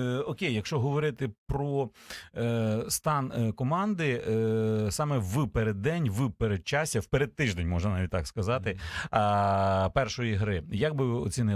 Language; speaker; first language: Ukrainian; native; Ukrainian